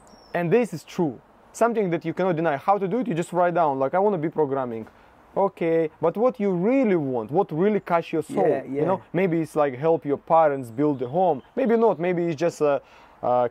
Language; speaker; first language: English; non-native, fluent; Russian